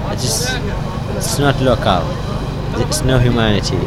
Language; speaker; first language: English; non-native, learner; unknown